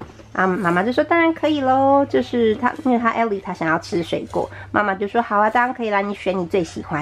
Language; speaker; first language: Chinese; native; Chinese